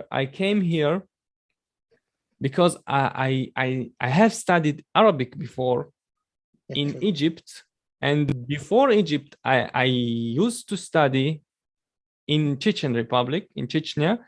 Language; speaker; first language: English; non-native, learner; Chechen